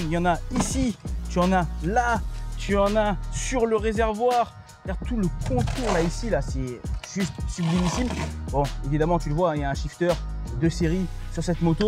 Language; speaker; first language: French; native; French